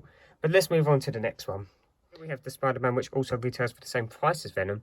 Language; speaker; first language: English; native; English